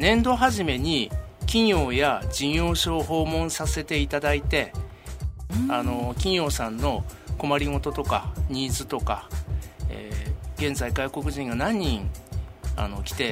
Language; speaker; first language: Japanese; native; Japanese